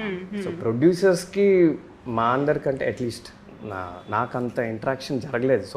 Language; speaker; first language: Telugu; native; Telugu